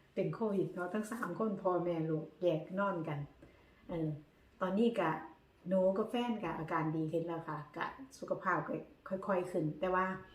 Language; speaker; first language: Thai; native; Thai